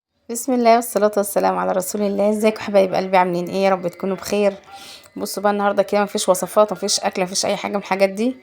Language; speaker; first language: Arabic; native; Arabic